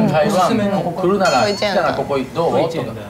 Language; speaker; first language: Japanese; native; Japanese